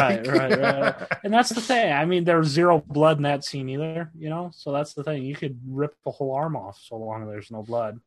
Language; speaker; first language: English; native; English